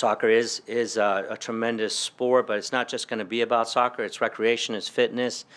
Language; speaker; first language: English; early bilingual, other home language; Spanish